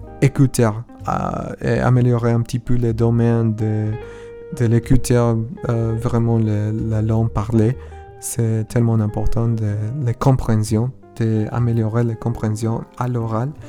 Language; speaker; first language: French; non-native, learner; Spanish